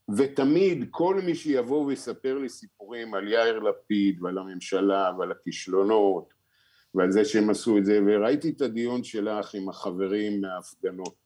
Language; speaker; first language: Hebrew; native; Hebrew